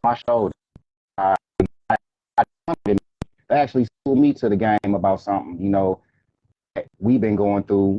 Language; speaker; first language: English; native; English